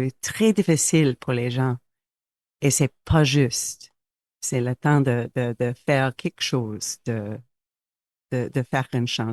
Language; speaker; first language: French; non-native, local second language; English